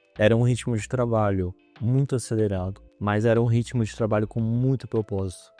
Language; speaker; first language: Portuguese; native; Portuguese